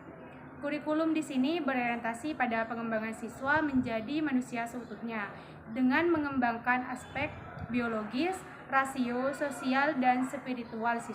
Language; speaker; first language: Indonesian; non-native, local second language; Madurese